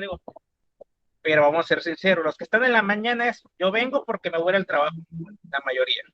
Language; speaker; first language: Spanish; native; Spanish